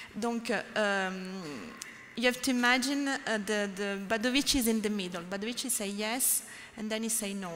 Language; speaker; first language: English; non-native, learner; French